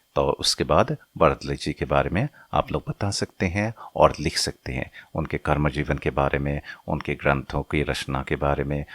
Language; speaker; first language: Hindi; non-native, local second language; Assamese